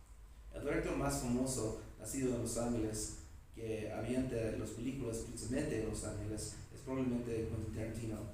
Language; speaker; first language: Spanish; non-native, learner; English